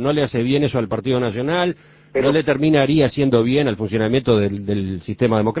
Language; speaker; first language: Spanish; native; Spanish